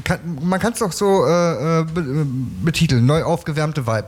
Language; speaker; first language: German; native; German